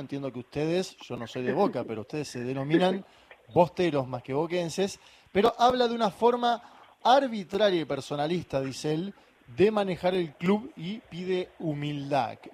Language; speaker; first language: Spanish; native; Spanish